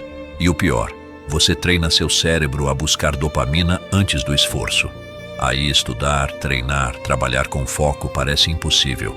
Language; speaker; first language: Portuguese; native; Portuguese